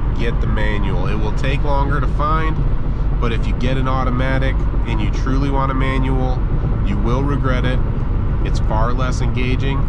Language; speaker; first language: English; native; English